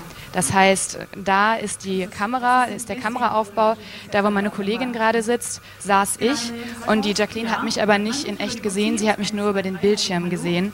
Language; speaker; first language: German; native; German